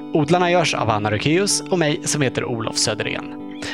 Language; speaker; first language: Swedish; native; Swedish